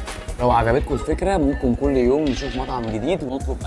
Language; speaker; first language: Arabic; native; Arabic